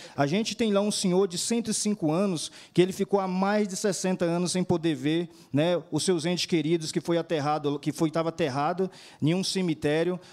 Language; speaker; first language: Portuguese; native; Portuguese